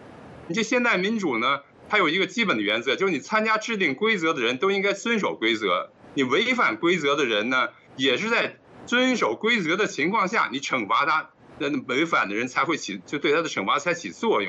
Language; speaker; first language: Chinese; native; Chinese